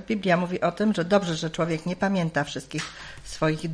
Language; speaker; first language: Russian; non-native, learner; Polish